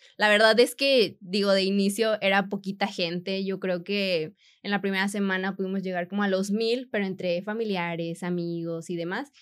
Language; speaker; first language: Spanish; native; Spanish